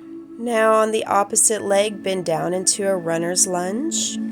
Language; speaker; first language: English; native; English